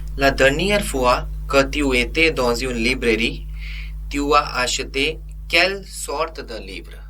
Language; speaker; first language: French; non-native, fluent; Hindi